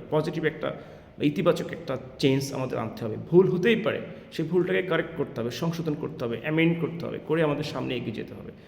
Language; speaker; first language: Bangla; native; Bangla